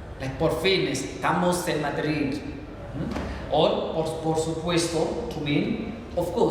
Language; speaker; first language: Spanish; non-native, learner; English